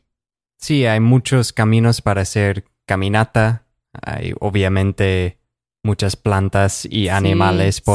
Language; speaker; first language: Spanish; non-native, fluent; English